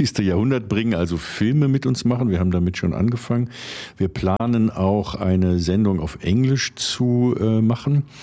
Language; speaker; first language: German; native; German